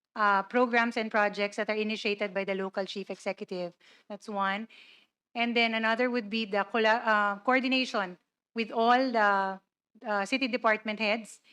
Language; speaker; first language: English; non-native, local second language; Cebuano